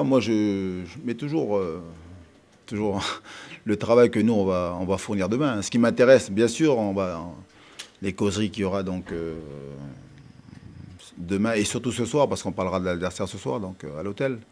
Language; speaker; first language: French; native; French